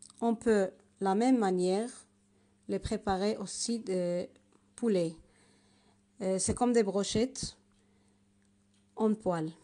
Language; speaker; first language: French; non-native, learner; Arabic